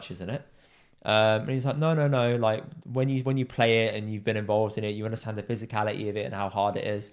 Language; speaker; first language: English; native; English